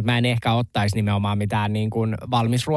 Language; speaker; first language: Finnish; native; Finnish